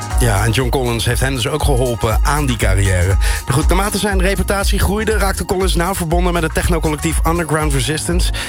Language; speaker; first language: Dutch; native; Dutch